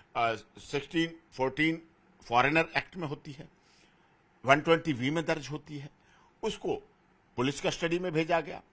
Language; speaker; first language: Hindi; native; Hindi